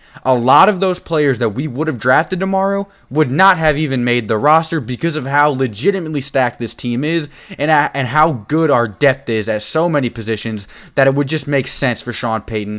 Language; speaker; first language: English; native; English